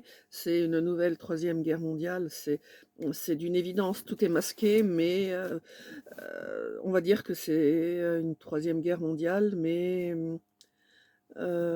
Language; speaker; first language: French; native; French